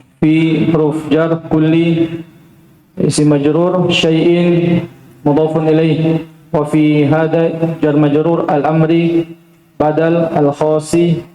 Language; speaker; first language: Arabic; non-native, learner; Indonesian